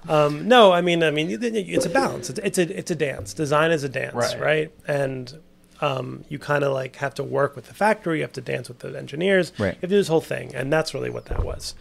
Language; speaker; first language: English; native; English